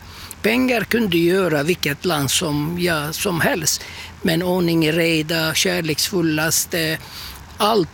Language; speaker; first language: Swedish; non-native, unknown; Turkish